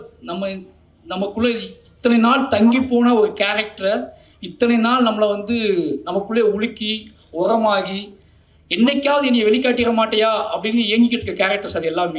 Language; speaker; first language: Tamil; native; Tamil